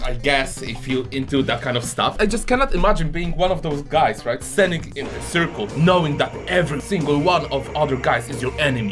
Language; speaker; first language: English; non-native, fluent; Polish